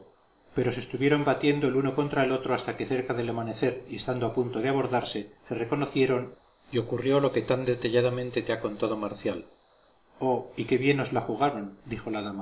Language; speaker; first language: Spanish; native; Spanish